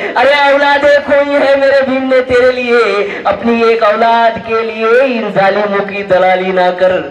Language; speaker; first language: Hindi; non-native, local second language; Marathi